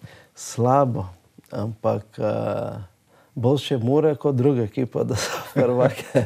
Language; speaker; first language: Slovenian; non-native, learner; Portuguese